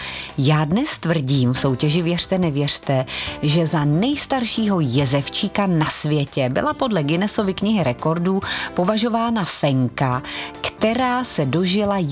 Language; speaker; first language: Czech; native; Czech